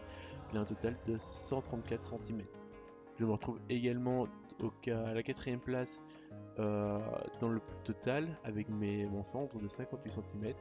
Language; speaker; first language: French; native; French